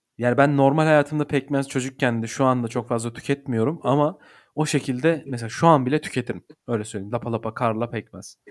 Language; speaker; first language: Turkish; native; Turkish